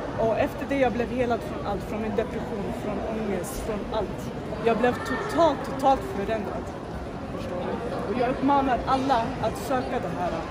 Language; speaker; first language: Swedish; non-native, fluent; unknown